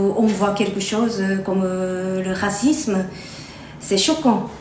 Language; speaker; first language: French; non-native, fluent; Japanese